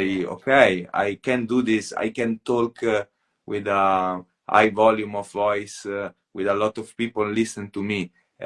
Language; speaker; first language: English; non-native, fluent; Italian